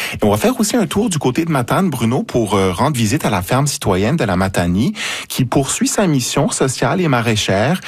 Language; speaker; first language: French; native; French